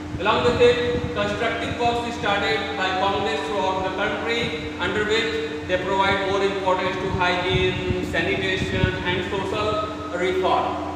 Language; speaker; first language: English; non-native, local second language; Hindi